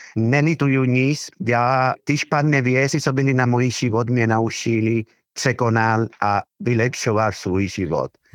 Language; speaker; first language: Czech; non-native, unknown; Spanish